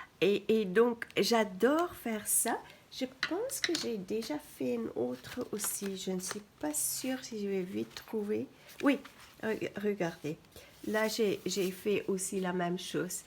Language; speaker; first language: French; non-native, fluent; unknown